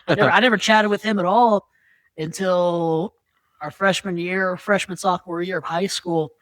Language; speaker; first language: English; native; English